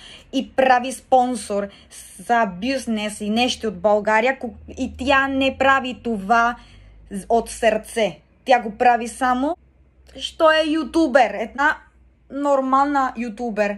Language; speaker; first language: Bulgarian; non-native, learner; Spanish